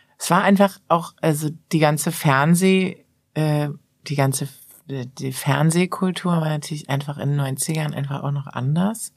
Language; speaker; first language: German; early bilingual, other home language; Persian